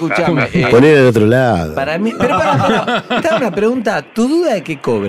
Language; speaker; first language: Spanish; native; Spanish